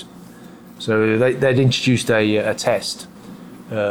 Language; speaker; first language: English; native; English